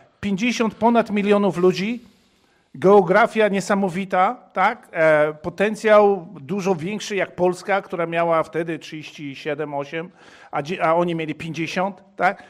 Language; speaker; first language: Polish; early bilingual, heritage; Polish